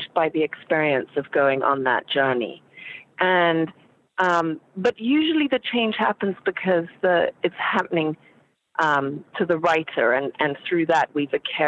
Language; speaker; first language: English; native; English